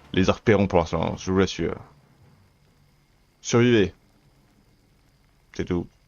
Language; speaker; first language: French; native; French